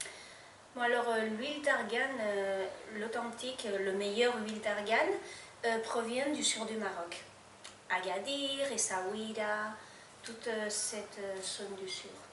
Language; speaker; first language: French; non-native, fluent; Spanish